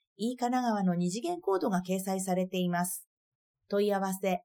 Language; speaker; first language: Japanese; native; Japanese